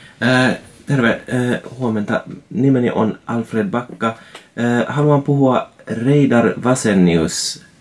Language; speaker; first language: Finnish; non-native, learner; Swedish